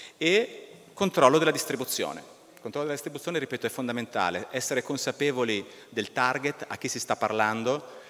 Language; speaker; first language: Italian; native; Italian